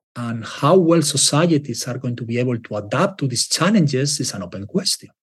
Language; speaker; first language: English; non-native, fluent; Spanish